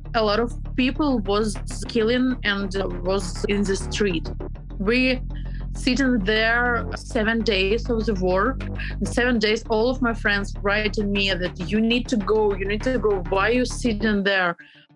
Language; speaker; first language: English; non-native, learner; Ukrainian